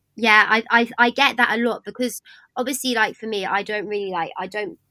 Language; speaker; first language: English; native; English